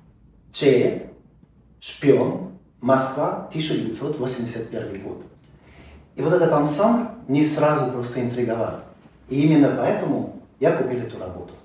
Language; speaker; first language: Russian; non-native, fluent; French